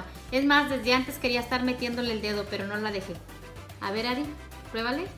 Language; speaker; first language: Spanish; native; Spanish